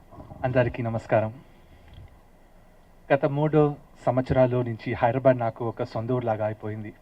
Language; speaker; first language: Telugu; non-native, learner; Tamil